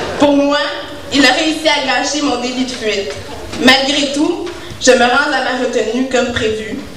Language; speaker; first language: French; native; French